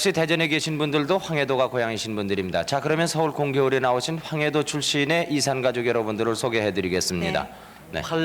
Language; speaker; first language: Korean; native; Korean